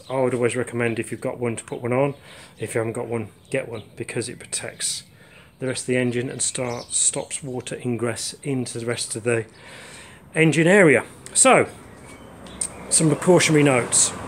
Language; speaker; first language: English; native; English